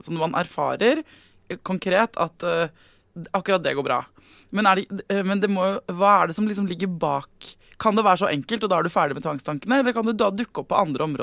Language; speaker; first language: Norwegian; native; Norwegian